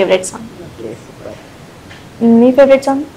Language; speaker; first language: Telugu; non-native, local second language; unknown